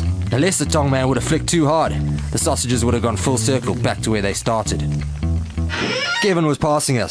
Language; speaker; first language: English; native; English